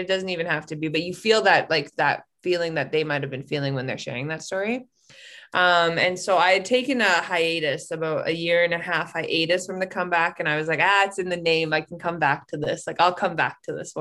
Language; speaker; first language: English; native; English